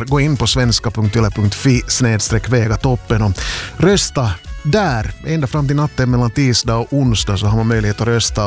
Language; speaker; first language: Swedish; native; Swedish